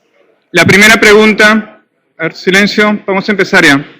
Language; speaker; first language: Spanish; native; Spanish